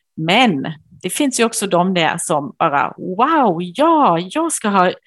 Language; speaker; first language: Swedish; non-native, fluent; German